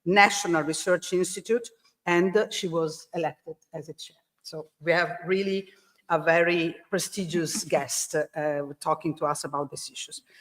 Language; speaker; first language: English; non-native, fluent; Italian